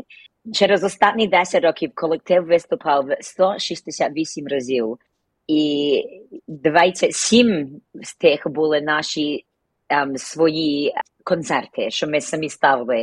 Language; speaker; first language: Ukrainian; early bilingual, heritage; Ukrainian